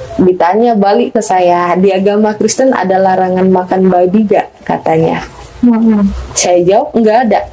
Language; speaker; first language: Indonesian; non-native, local second language; Batak Toba